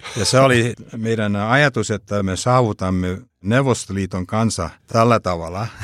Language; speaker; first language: Finnish; early bilingual, heritage; Finnish